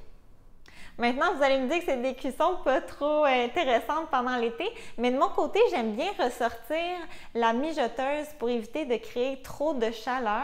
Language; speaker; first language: French; native; French